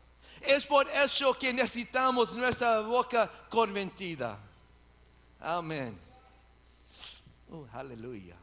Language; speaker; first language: Spanish; early bilingual, heritage; English